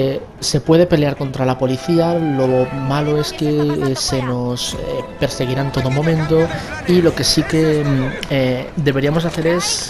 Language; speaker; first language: Spanish; native; Spanish